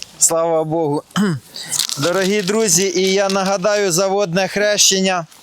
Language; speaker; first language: Ukrainian; non-native, local second language; Russian